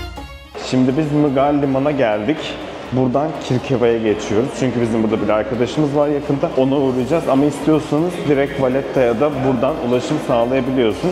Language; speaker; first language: Turkish; native; Turkish